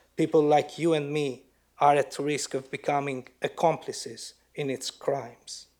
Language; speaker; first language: English; non-native, fluent; Albanian